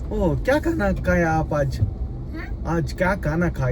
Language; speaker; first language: Hindi; non-native, local second language; Kannada